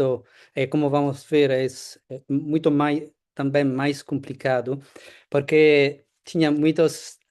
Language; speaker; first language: Portuguese; non-native, fluent; Italian